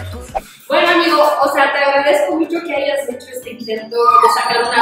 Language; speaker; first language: Spanish; early bilingual, other home language; Portuguese